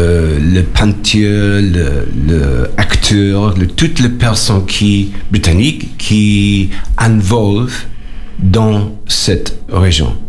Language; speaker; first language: French; non-native, learner; English